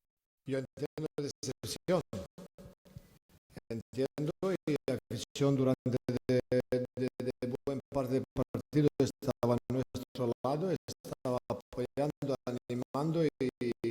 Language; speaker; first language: Spanish; non-native, fluent; Serbian